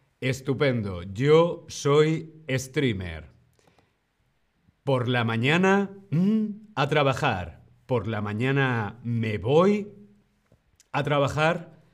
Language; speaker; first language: Spanish; non-native, fluent; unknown